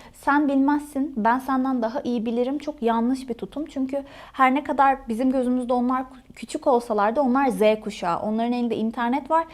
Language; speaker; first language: Turkish; native; Turkish